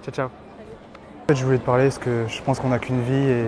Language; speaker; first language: French; native; French